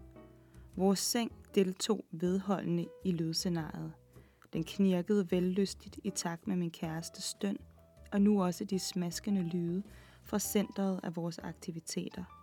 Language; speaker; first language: Danish; native; Danish